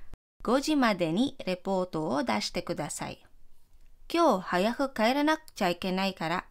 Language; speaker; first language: Japanese; non-native, fluent; Filipino